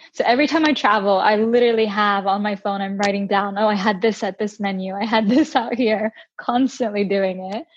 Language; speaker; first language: English; native; English